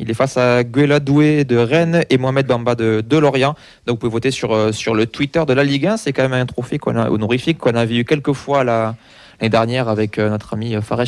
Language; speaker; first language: French; native; French